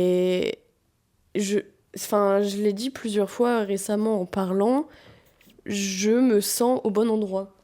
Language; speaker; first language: French; native; French